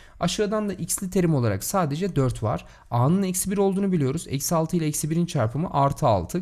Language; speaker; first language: Turkish; native; Turkish